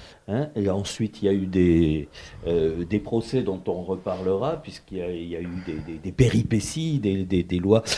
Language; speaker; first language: French; native; French